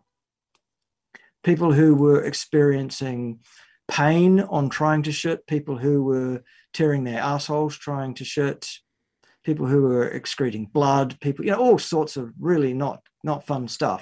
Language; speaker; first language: English; native; English